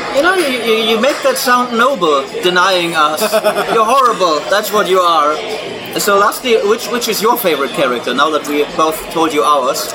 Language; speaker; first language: English; non-native, fluent; German